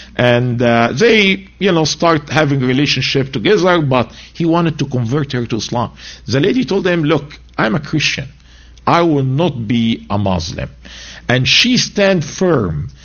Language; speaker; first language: English; non-native, fluent; Arabic